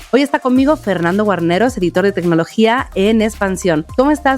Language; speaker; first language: Spanish; native; Spanish